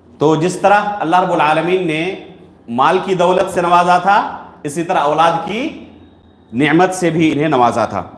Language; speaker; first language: Urdu; native; Urdu